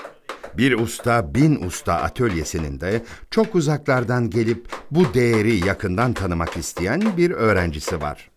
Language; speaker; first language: Turkish; native; Turkish